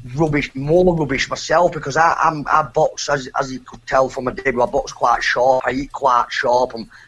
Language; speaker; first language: English; native; English